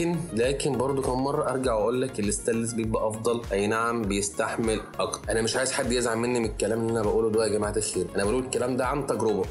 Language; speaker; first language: Arabic; native; Arabic